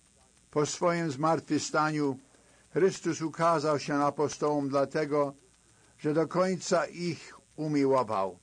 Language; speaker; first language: Polish; native; Polish